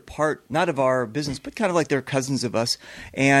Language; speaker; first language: English; native; English